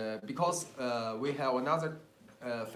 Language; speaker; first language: English; non-native, learner; Chinese